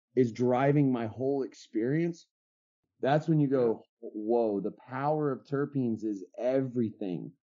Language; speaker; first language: English; native; English